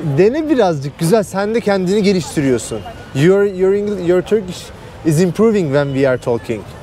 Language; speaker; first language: Turkish; native; Turkish